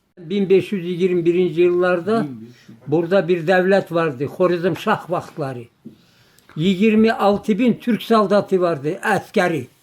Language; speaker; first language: Turkish; native; Turkish